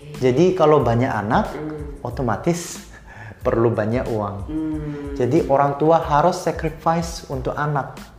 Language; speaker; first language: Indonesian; non-native, fluent; Korean